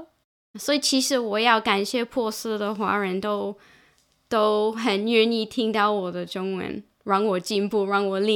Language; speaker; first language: Chinese; non-native, fluent; English